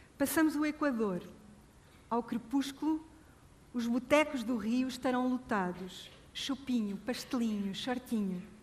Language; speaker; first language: Portuguese; native; Portuguese